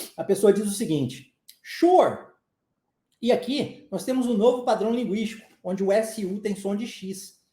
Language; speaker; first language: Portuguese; early bilingual, heritage; Portuguese